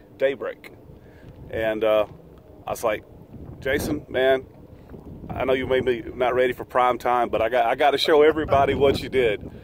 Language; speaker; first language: English; native; English